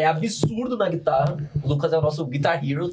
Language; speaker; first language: Portuguese; native; Portuguese